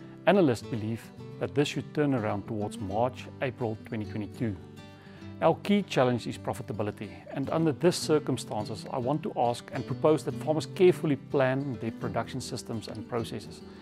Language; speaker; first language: English; non-native, local second language; Afrikaans